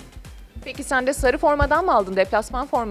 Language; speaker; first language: Turkish; native; Turkish